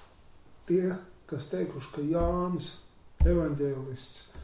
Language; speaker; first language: Latvian; native; Latvian